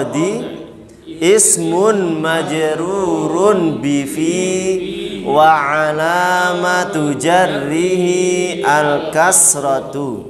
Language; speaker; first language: Arabic; non-native, fluent; Indonesian